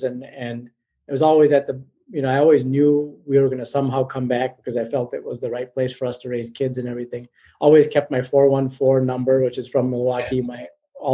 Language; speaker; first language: English; native; English